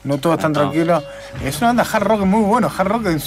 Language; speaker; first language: Spanish; native; Spanish